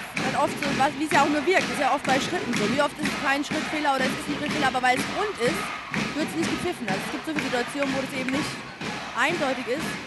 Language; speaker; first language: German; native; German